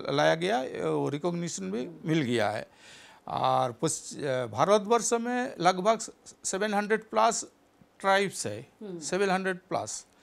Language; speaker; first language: Hindi; non-native, local second language; Santali